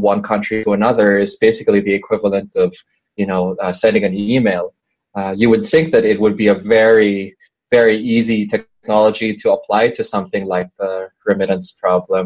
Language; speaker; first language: English; non-native, local second language; Filipino